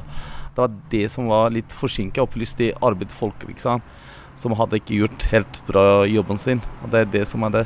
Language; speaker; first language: Norwegian; non-native, learner; Turkish